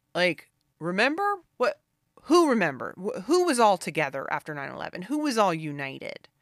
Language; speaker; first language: English; native; English